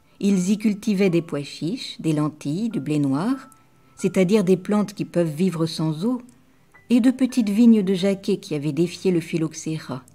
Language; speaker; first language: French; native; French